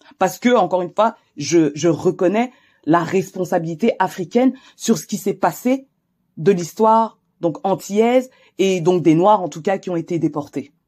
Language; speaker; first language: French; native; French